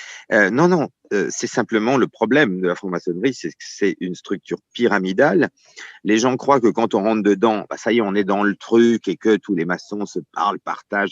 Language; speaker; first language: French; native; French